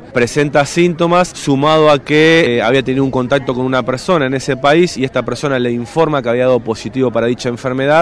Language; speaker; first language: Spanish; native; Spanish